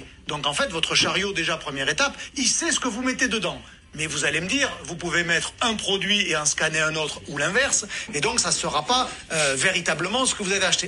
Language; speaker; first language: French; native; French